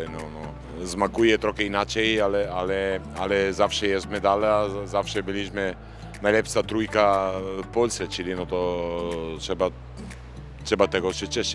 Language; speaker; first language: Polish; non-native, fluent; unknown